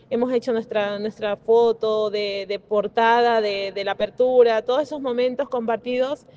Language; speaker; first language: Spanish; native; Spanish